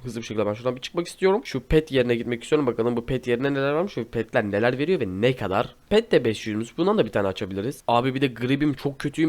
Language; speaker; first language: Turkish; native; Turkish